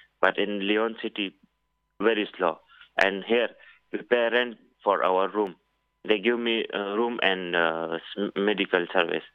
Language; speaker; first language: English; non-native, learner; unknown